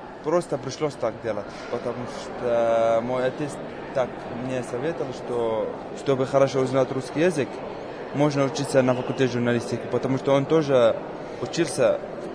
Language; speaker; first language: Russian; non-native, fluent; Arabic